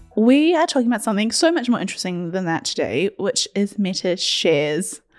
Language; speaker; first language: English; early bilingual, other home language; Hindi